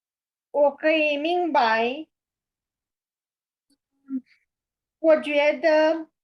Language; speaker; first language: Chinese; non-native, learner; Romanian